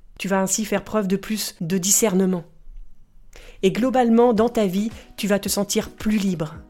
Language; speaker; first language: French; native; French